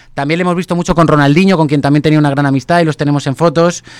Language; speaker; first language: Spanish; native; Spanish